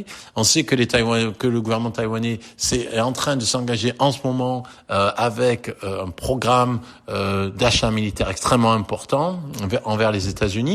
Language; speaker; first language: French; native; French